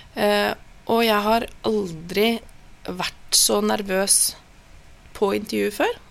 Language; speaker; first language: Norwegian; native; Norwegian